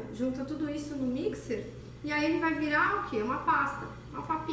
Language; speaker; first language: Portuguese; native; Portuguese